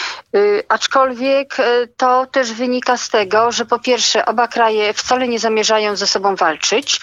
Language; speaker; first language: Polish; native; Polish